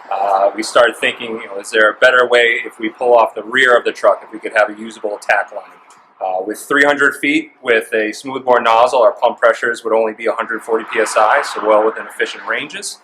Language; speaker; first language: English; native; English